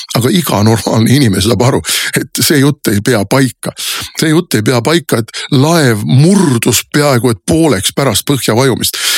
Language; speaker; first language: Estonian; native; Estonian